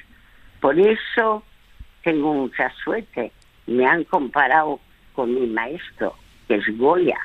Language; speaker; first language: Spanish; early bilingual, other home language; French